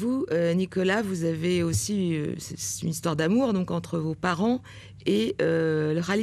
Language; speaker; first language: French; native; French